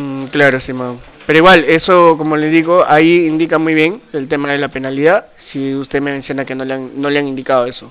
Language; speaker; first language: Spanish; native; Spanish